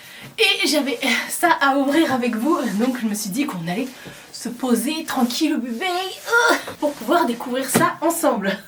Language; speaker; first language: French; native; French